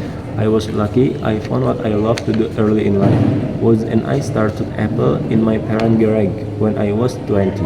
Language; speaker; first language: English; non-native, learner; Indonesian